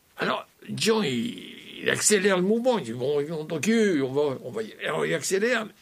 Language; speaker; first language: French; native; French